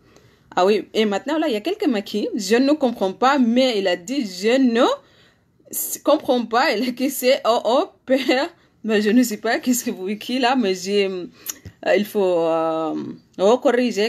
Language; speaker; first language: French; non-native, learner; Arabic